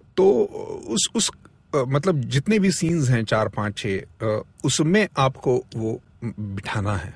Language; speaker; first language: Hindi; non-native, local second language; Marathi